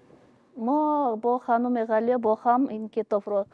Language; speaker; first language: Persian; non-native, fluent; Kazakh